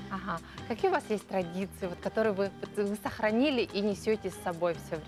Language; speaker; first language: Russian; native; Russian